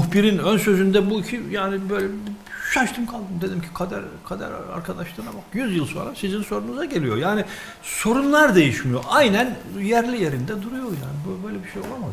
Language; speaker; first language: Turkish; native; Turkish